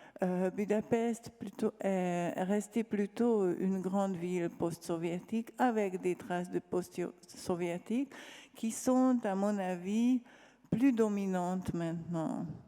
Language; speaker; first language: French; non-native, fluent; Hungarian